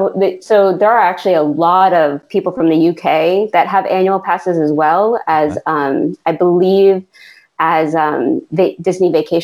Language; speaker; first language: English; native; English